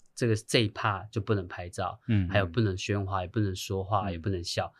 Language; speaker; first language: Chinese; native; Chinese